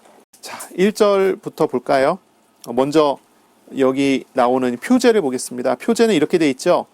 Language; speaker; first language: Korean; native; Korean